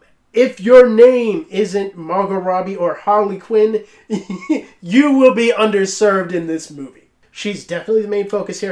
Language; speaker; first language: English; native; English